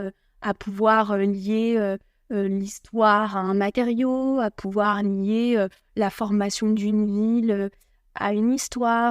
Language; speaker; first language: French; native; French